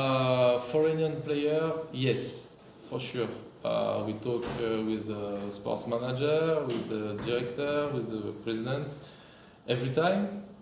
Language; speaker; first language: English; non-native, fluent; French